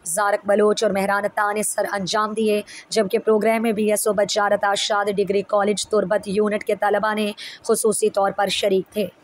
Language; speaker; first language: Urdu; non-native, local second language; Baluchi